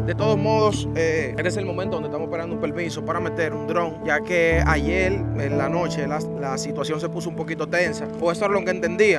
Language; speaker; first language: Spanish; native; Spanish